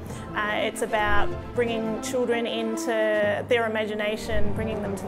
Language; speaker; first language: English; native; English